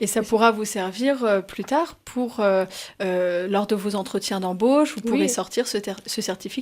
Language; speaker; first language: French; native; French